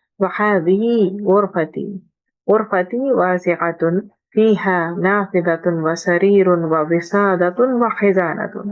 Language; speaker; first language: Arabic; non-native, fluent; Urdu